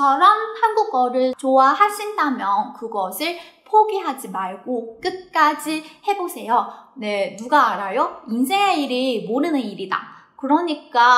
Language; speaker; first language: Korean; non-native, fluent; Chinese